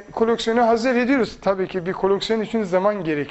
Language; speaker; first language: Turkish; non-native, fluent; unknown